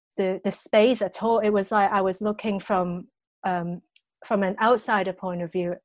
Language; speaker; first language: English; non-native, local second language; Cantonese